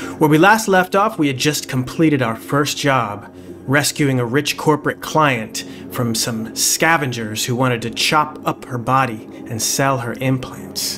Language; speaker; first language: English; native; English